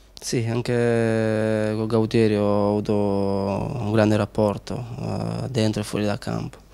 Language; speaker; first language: Italian; native; Italian